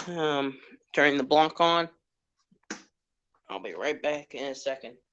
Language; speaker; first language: English; native; English